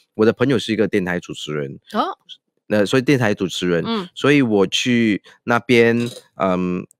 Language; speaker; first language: Chinese; non-native, local second language; Tamil